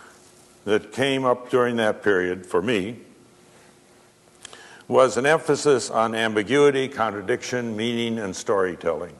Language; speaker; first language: English; native; English